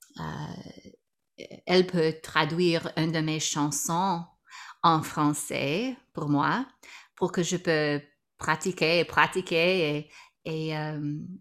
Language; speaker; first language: French; non-native, learner; English